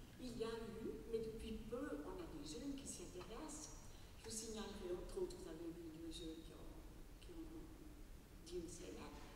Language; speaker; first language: French; native; French